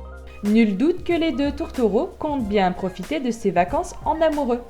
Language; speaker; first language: French; native; French